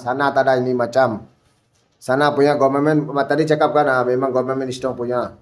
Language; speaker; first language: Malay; non-native, fluent; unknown